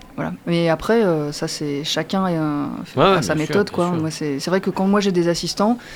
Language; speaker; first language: French; native; French